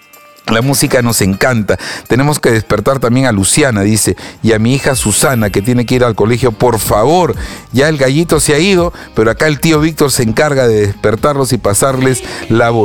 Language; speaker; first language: Spanish; native; Spanish